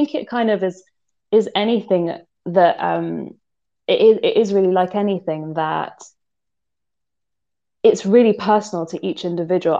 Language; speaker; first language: English; native; English